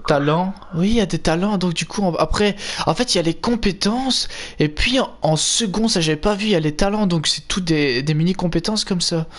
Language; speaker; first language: French; native; French